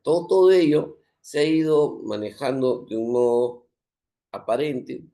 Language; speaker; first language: Spanish; native; Spanish